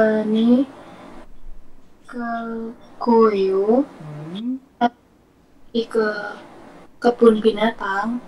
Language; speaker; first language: Korean; non-native, learner; Indonesian